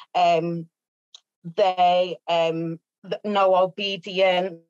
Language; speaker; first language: English; native; English